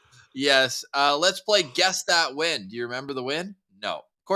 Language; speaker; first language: English; native; English